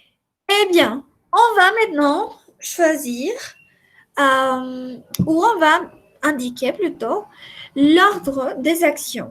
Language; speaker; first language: French; non-native, fluent; Spanish